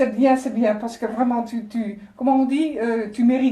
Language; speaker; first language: French; non-native, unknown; Dutch